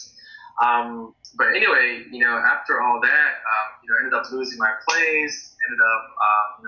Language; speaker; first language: English; native; English